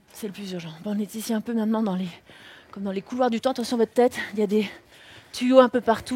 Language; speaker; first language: French; native; French